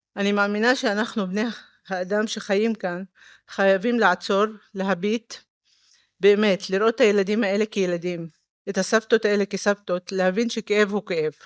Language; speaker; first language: Hebrew; non-native, local second language; Arabic